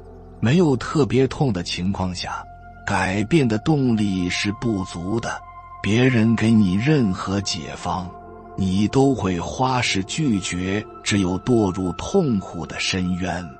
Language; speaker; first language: Chinese; native; Chinese